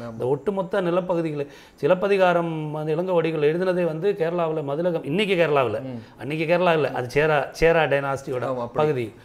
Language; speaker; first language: Tamil; non-native, local second language; Malayalam